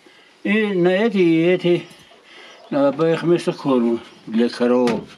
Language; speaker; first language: Russian; non-native, local second language; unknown